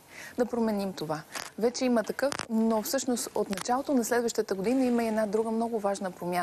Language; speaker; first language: Bulgarian; native; Bulgarian